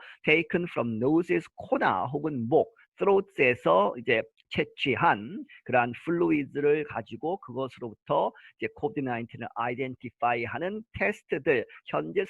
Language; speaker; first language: Korean; native; Korean